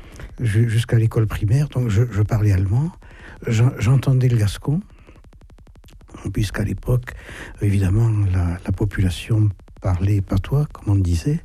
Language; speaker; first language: French; native; French